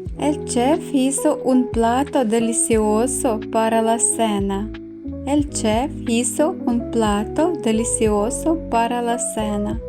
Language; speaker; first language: Spanish; non-native, fluent; Ukrainian